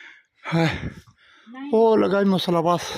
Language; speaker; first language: Filipino; non-native, learner; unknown